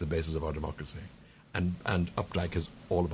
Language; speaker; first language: English; native; English